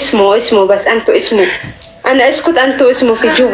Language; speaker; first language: Arabic; native; Arabic